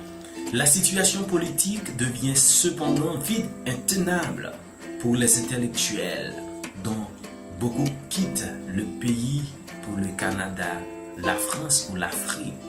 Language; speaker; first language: French; non-native, local second language; Haitian Creole